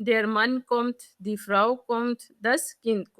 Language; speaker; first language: German; non-native, fluent; Urdu